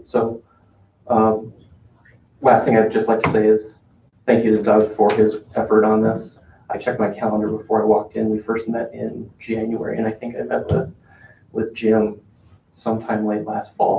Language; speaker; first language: English; native; English